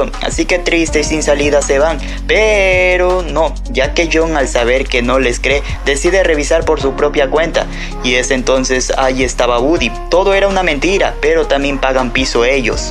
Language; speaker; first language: Spanish; native; Spanish